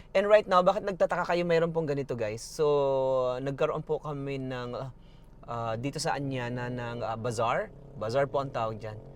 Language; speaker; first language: Filipino; non-native, local second language; Cebuano